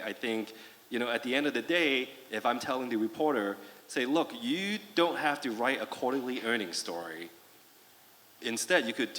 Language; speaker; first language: English; non-native, fluent; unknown